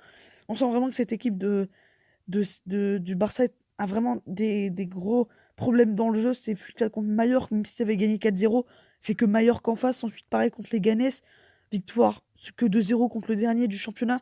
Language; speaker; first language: French; native; French